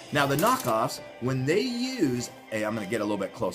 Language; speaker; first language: English; native; English